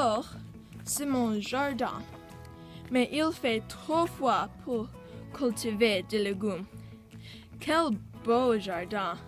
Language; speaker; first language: French; non-native, learner; English